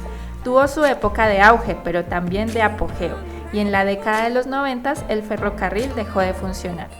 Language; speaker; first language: Spanish; native; Spanish